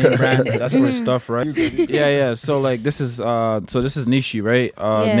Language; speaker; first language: English; native; English